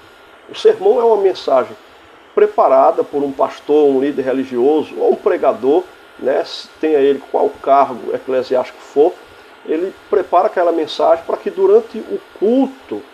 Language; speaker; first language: Portuguese; native; Portuguese